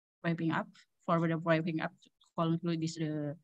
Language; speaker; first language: English; non-native, learner; Indonesian